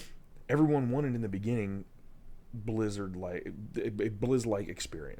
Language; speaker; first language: English; native; English